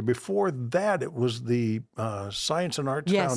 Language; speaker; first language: English; native; English